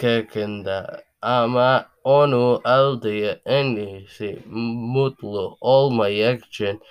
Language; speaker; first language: Turkish; non-native, learner; English